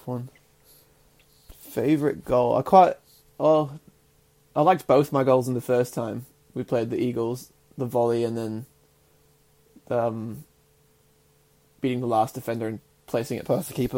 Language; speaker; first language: English; native; English